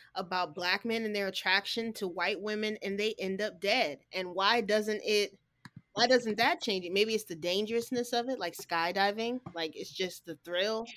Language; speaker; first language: English; native; English